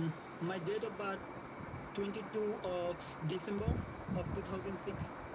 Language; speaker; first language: English; non-native, learner; Bangla